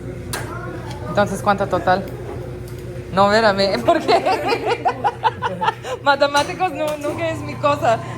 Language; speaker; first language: Spanish; non-native, learner; English